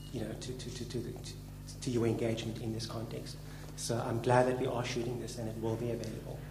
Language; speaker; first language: English; native; English